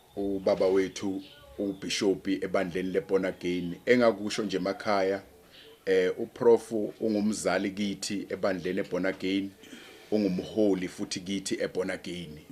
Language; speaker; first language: Zulu; non-native, local second language; Swati